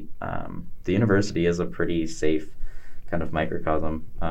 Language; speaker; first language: English; native; English